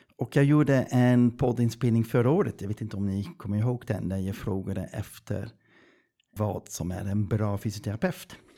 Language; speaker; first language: Swedish; non-native, fluent; Dutch